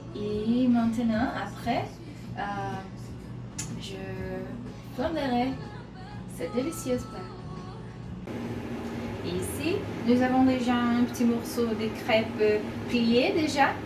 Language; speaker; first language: French; non-native, learner; Portuguese